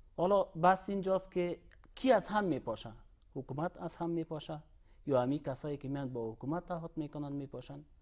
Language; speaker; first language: Persian; native; Persian